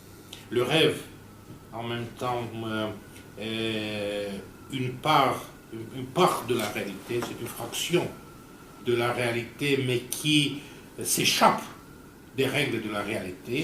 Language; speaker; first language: French; non-native, fluent; Romanian